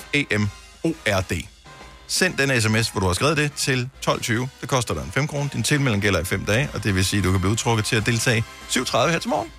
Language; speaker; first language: Danish; native; Danish